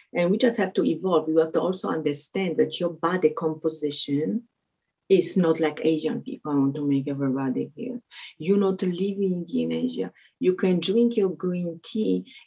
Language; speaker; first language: English; non-native, fluent; Polish